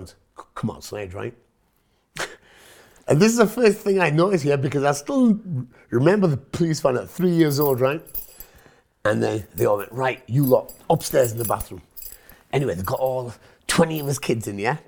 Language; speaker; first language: English; non-native, local second language; Punjabi